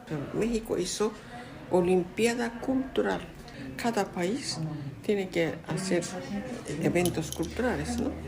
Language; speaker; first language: Spanish; non-native, fluent; Japanese